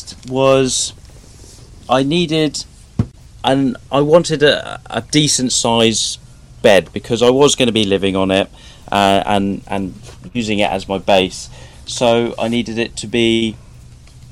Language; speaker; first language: English; native; English